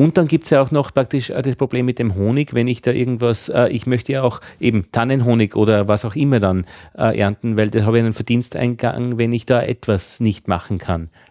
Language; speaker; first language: German; native; German